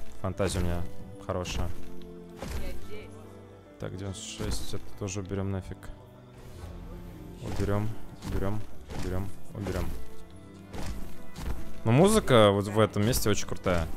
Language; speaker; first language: Russian; native; Russian